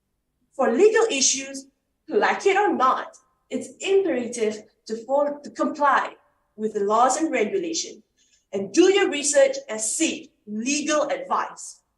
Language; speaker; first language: English; non-native, learner; Malay